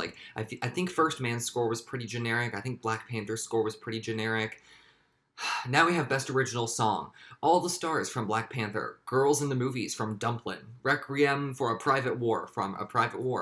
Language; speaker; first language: English; native; English